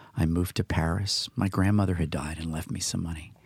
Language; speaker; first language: English; native; English